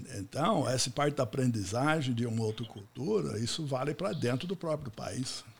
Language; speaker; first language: Portuguese; non-native, fluent; English